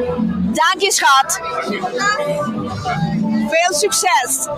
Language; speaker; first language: Dutch; non-native, local second language; Papiamento